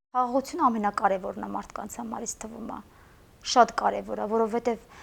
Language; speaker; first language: Armenian; native; Armenian